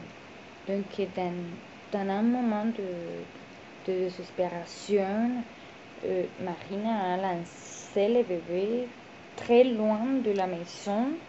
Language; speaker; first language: French; non-native, learner; Spanish